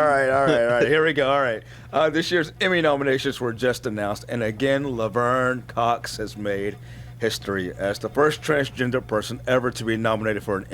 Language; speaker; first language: English; native; English